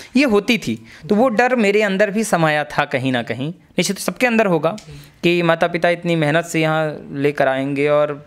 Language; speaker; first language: Hindi; native; Hindi